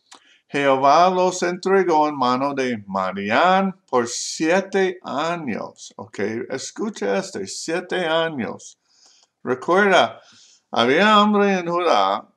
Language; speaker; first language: Spanish; non-native, learner; English